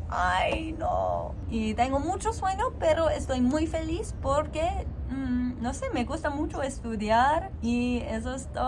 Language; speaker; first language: Spanish; non-native, learner; English